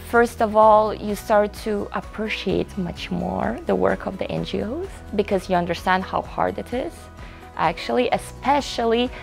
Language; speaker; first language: English; non-native, fluent; Russian